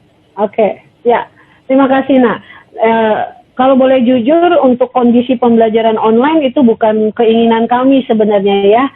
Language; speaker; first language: Indonesian; native; Indonesian